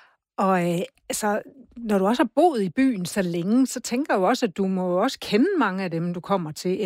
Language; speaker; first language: Danish; native; Danish